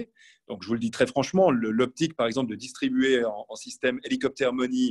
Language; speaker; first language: French; native; French